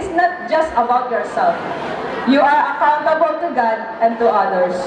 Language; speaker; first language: English; non-native, local second language; Filipino